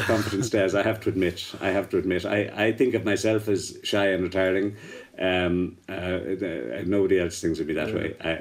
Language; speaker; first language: English; native; English